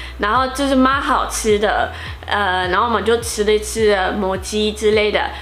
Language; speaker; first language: Chinese; non-native, fluent; Portuguese